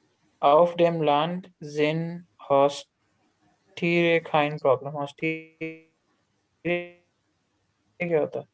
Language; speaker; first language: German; non-native, learner; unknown